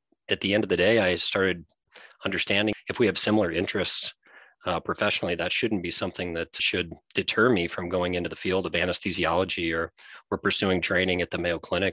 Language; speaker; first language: English; native; English